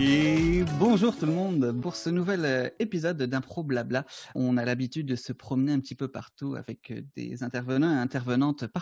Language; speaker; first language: French; native; French